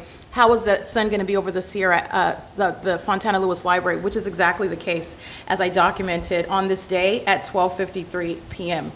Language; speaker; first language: English; native; English